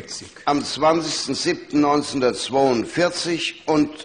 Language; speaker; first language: German; native; German